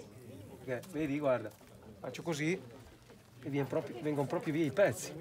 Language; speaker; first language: Italian; native; Italian